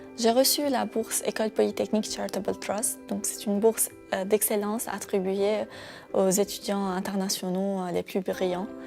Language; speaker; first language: French; non-native, local second language; Arabic